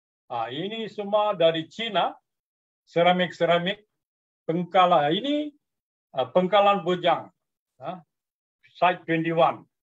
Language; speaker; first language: Malay; non-native, local second language; Tamil